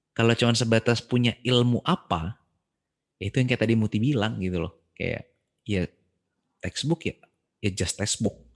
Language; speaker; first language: Indonesian; native; Indonesian